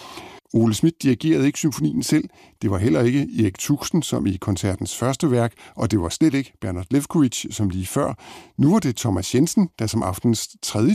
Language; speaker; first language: Danish; native; Danish